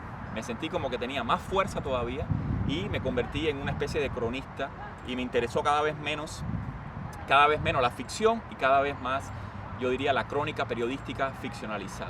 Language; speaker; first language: Spanish; native; Spanish